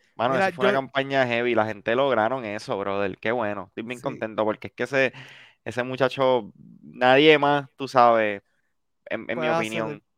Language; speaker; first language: Spanish; native; Spanish